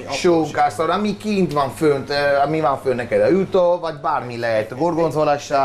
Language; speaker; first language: Hungarian; non-native, learner; Italian